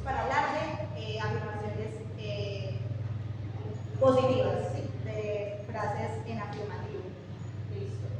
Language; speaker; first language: Spanish; non-native, fluent; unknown